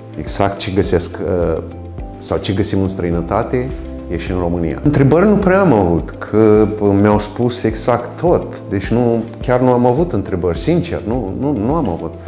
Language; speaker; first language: Romanian; native; Romanian